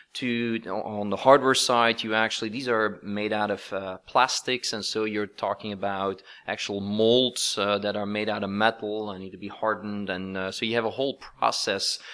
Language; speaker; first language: English; non-native, fluent; Dutch